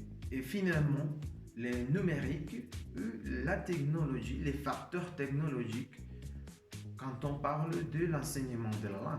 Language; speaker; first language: French; non-native, learner; Spanish